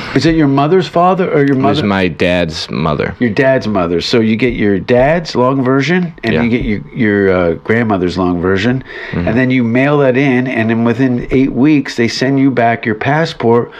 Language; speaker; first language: English; native; English